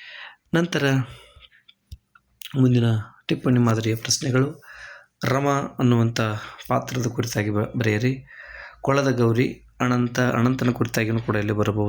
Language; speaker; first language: Kannada; native; Kannada